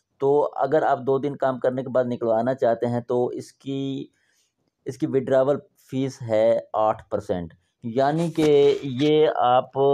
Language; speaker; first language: Urdu; non-native, local second language; Punjabi